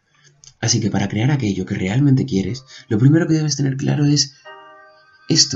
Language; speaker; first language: Spanish; native; Spanish